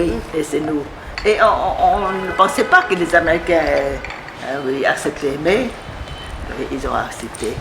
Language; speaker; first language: French; non-native, fluent; Vietnamese